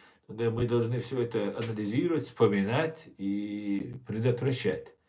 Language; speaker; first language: Russian; non-native, local second language; Chechen